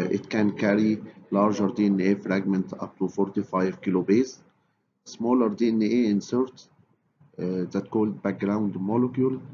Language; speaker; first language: English; non-native, fluent; Arabic